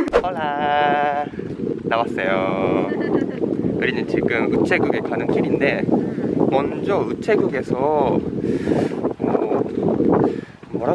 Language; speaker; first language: Korean; non-native, fluent; Japanese